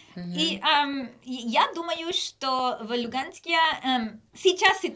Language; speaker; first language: Russian; non-native, learner; English